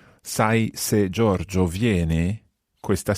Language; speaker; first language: Italian; non-native, fluent; English